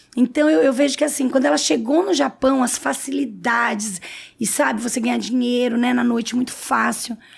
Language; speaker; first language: Portuguese; native; Portuguese